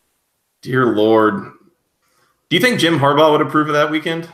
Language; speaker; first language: English; native; English